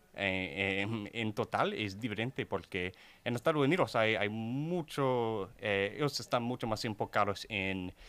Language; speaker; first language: Spanish; non-native, learner; English